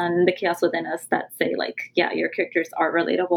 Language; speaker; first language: English; native; English